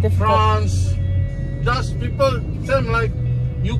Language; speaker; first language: English; non-native, local second language; Malay